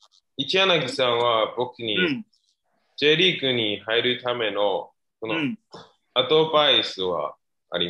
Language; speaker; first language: Japanese; non-native, learner; Chinese